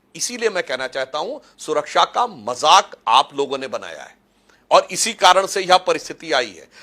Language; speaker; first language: Hindi; native; Hindi